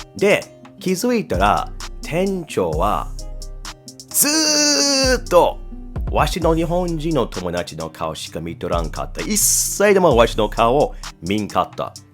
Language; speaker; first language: Japanese; non-native, fluent; English